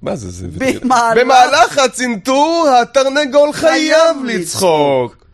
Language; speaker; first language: Hebrew; native; Hebrew